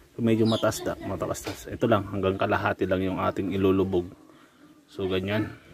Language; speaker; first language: Filipino; non-native, local second language; Iloko